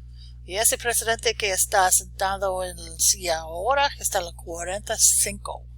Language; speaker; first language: Spanish; non-native, learner; English